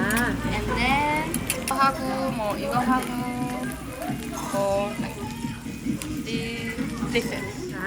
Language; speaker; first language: Korean; non-native, learner; English